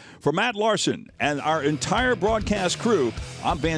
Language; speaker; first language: English; native; English